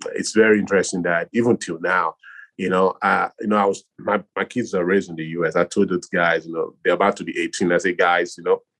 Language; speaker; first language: English; non-native, local second language; Yoruba